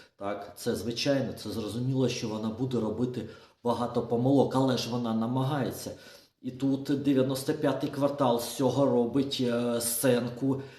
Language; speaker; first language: Ukrainian; non-native, local second language; Russian